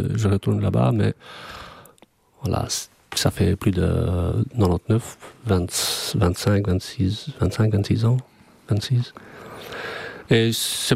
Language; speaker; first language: French; non-native, fluent; Albanian